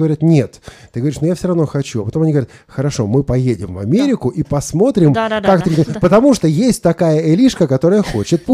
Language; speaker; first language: Russian; native; Russian